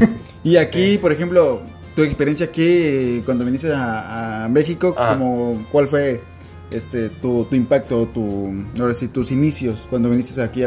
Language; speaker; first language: Spanish; native; Spanish